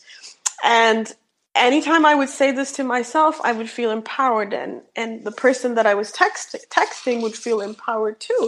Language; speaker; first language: English; non-native, local second language; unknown